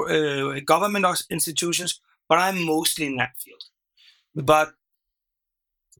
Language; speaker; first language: English; non-native, fluent; Danish